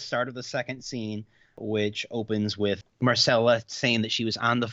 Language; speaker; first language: English; native; English